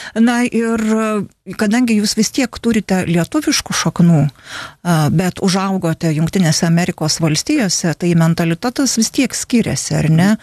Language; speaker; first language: Lithuanian; native; Lithuanian